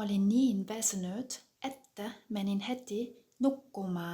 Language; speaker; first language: Finnish; non-native, fluent; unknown